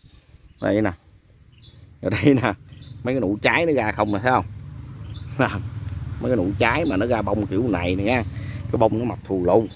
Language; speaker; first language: Vietnamese; native; Vietnamese